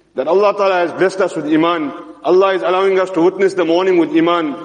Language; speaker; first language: English; native; English